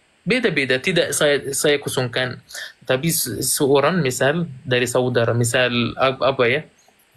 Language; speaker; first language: Indonesian; non-native, fluent; Arabic